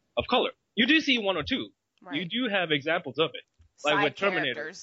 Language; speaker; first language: English; early bilingual, other home language; Malay